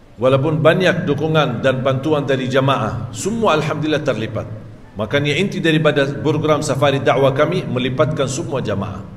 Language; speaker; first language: Malay; non-native, fluent; Arabic